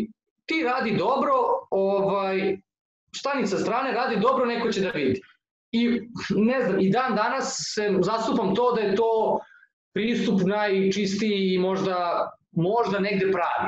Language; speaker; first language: Serbian; native; Serbian